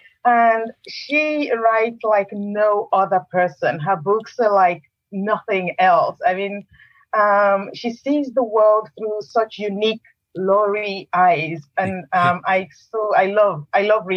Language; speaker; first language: English; non-native, local second language; Yoruba